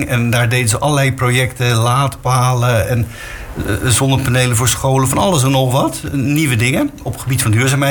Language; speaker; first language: Dutch; native; Dutch